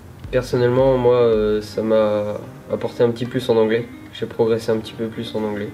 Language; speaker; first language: French; native; French